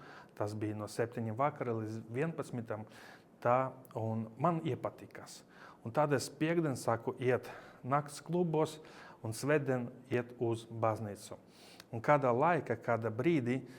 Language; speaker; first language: Latvian; non-native, local second language; Russian